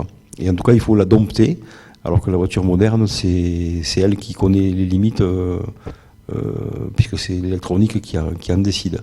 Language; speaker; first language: French; native; French